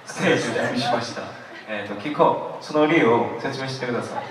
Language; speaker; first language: Japanese; non-native, fluent; Korean